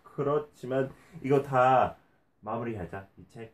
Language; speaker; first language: Korean; non-native, fluent; English